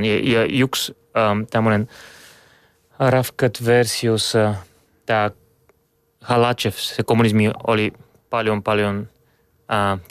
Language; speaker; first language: Finnish; non-native, learner; Bulgarian